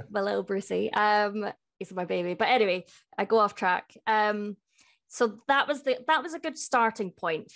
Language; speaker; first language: English; native; English